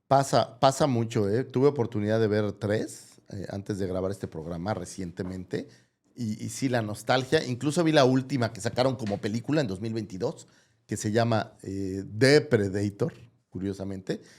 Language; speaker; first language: Spanish; native; Spanish